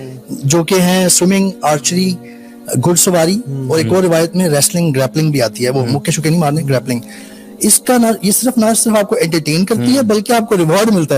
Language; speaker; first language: Urdu; native; Urdu